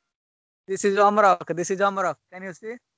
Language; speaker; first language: English; non-native, learner; Hindi